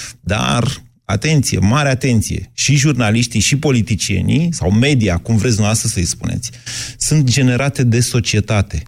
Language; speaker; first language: Romanian; native; Romanian